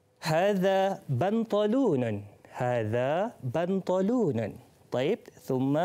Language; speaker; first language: Arabic; non-native, fluent; Malay